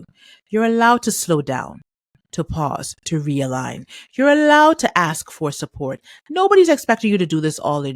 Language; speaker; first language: English; native; English